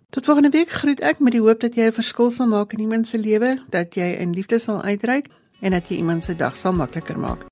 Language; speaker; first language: Afrikaans; native; Afrikaans